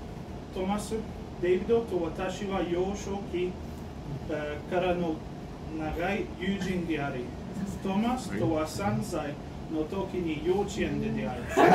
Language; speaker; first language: Japanese; non-native, learner; English